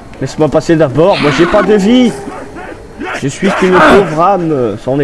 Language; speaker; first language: French; native; French